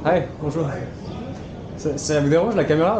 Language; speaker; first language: French; native; French